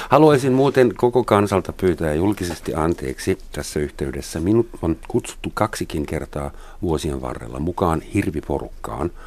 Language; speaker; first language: Finnish; non-native, fluent; German